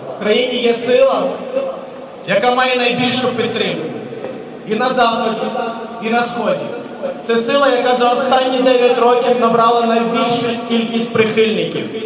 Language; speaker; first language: Ukrainian; early bilingual, other home language; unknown